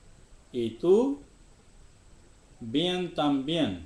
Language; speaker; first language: Spanish; non-native, fluent; Urdu